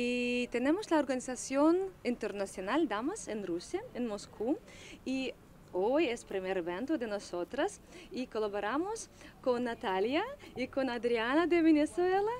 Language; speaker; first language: Spanish; non-native, learner; Russian